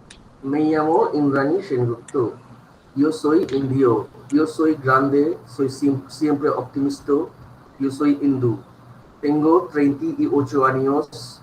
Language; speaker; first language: Spanish; non-native, fluent; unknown